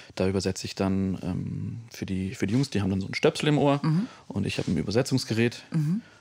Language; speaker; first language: German; native; German